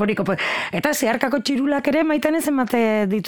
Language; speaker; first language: Basque; native; Basque